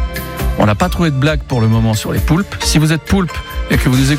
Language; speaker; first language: French; native; French